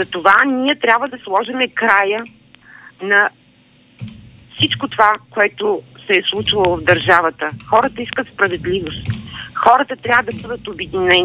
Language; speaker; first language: Bulgarian; native; Bulgarian